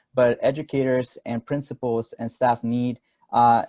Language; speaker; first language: English; non-native, fluent; Spanish